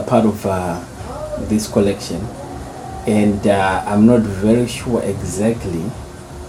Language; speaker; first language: English; non-native, local second language; Shona